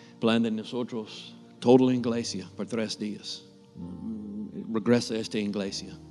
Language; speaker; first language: Spanish; non-native, learner; English